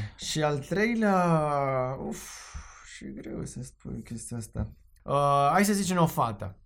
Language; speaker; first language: Romanian; non-native, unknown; Spanish